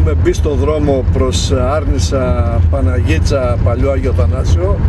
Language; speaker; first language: Greek; native; Greek